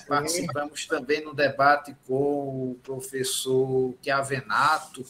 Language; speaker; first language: Portuguese; native; Portuguese